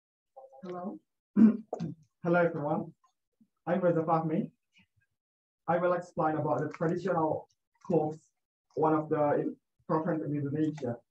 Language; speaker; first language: English; non-native, learner; Indonesian